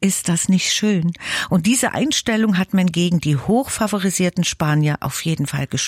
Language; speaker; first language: German; native; German